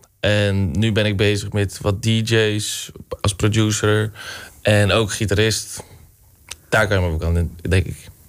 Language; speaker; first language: Dutch; native; Dutch